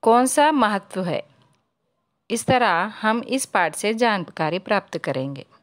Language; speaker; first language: Hindi; non-native, local second language; Telugu